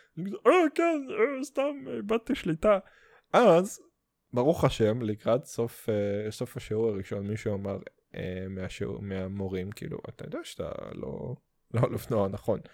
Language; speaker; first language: Hebrew; non-native, fluent; Russian